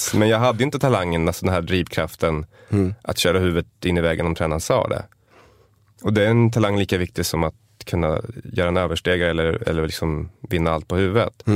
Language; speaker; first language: Swedish; native; Swedish